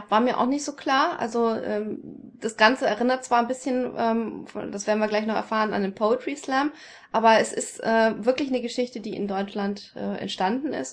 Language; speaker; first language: German; native; German